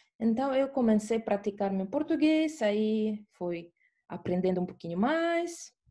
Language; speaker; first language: Portuguese; non-native, fluent; Estonian